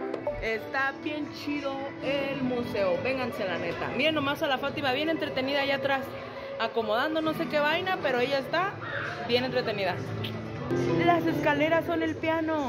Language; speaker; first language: Spanish; native; Spanish